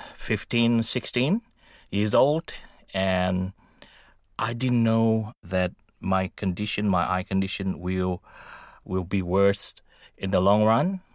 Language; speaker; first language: English; non-native, fluent; Indonesian